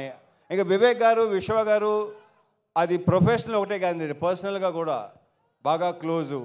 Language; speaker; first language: Telugu; native; Telugu